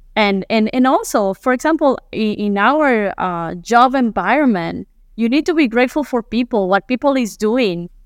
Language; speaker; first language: English; non-native, fluent; Spanish